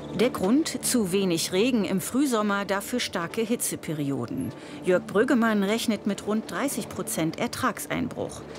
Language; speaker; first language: German; native; German